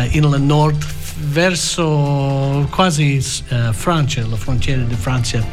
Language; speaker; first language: Italian; non-native, fluent; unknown